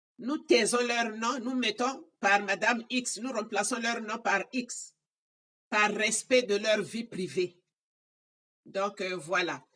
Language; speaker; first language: French; non-native, local second language; Lingala